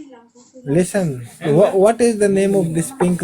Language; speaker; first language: English; non-native, learner; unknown